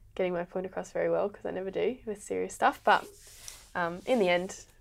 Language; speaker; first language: English; native; English